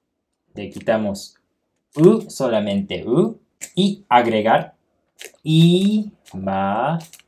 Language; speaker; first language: Spanish; non-native, fluent; Japanese